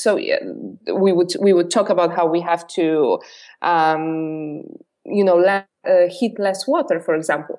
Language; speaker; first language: English; non-native, fluent; Polish